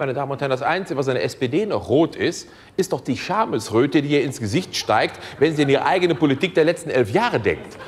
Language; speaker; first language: German; native; German